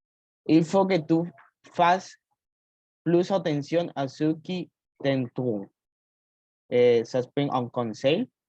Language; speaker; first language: French; non-native, learner; Spanish